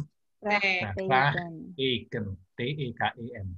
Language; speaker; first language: Dutch; non-native, learner; Indonesian